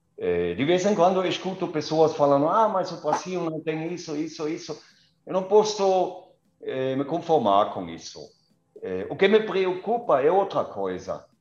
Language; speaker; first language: Portuguese; non-native, fluent; German